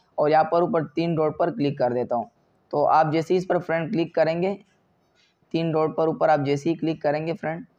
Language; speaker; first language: Urdu; non-native, local second language; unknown